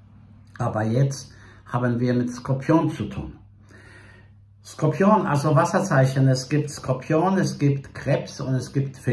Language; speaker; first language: German; non-native, fluent; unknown